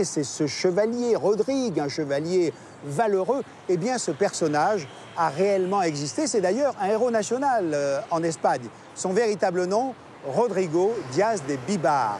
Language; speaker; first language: French; native; French